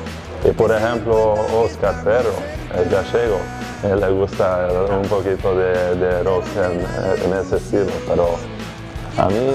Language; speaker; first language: Spanish; non-native, fluent; Hungarian